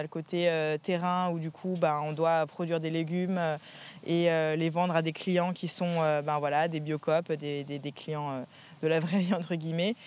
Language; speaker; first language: French; native; French